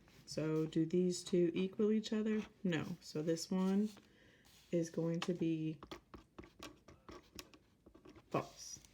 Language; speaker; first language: English; native; English